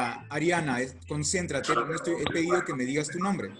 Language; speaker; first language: Spanish; native; Spanish